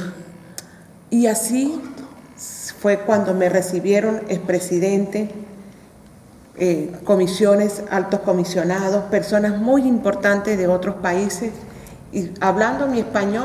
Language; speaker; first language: Spanish; native; Spanish